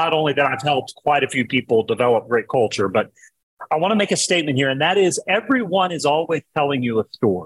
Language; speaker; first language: English; native; English